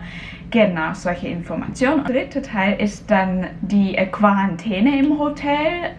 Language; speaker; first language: German; non-native, fluent; Cantonese